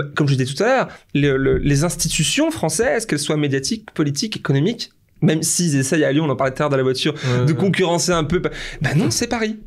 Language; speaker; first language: French; native; French